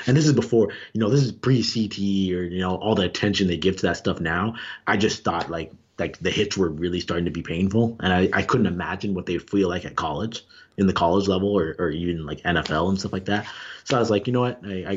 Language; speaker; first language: English; native; English